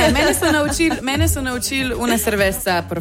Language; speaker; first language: Spanish; non-native, learner; Slovenian